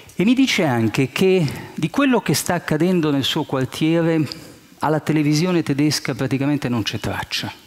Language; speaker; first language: Italian; early bilingual, heritage; Italian